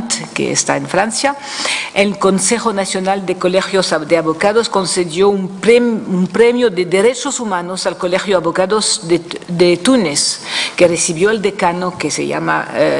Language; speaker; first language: Spanish; non-native, fluent; French